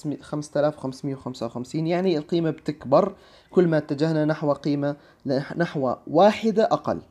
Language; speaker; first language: Arabic; native; Arabic